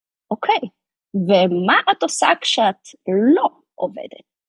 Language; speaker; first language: Hebrew; native; Hebrew